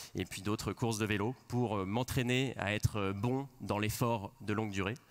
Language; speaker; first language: French; native; French